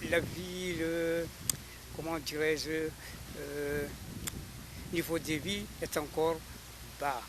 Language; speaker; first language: French; non-native, local second language; Malagasy